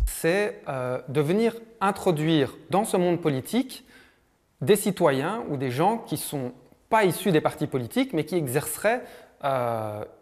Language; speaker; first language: French; native; French